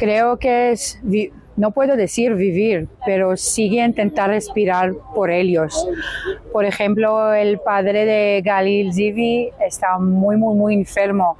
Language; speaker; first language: Spanish; non-native, learner; Hebrew